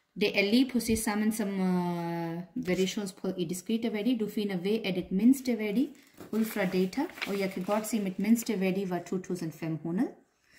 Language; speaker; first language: Danish; non-native, fluent; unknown